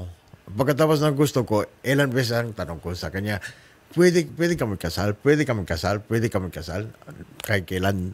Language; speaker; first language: Filipino; non-native, learner; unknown